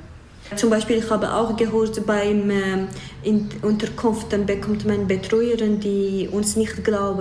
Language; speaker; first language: German; non-native, fluent; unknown